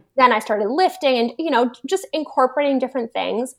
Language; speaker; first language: English; native; English